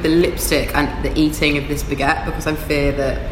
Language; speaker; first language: English; native; English